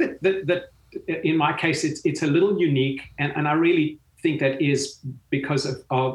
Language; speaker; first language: English; native; English